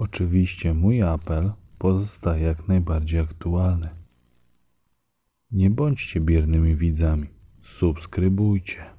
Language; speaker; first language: Polish; native; Polish